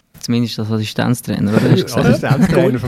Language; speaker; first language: German; native; German